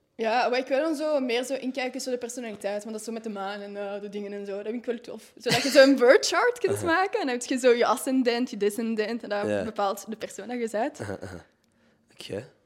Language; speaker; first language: Dutch; non-native, local second language; French